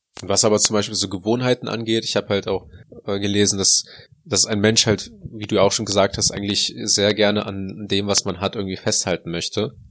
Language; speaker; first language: German; early bilingual, other home language; Russian